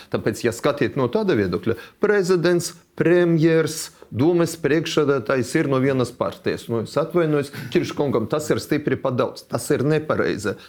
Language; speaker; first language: Latvian; non-native, local second language; Russian